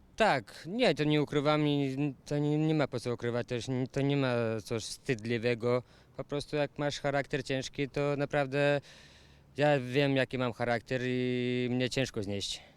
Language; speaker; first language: Polish; non-native, learner; Russian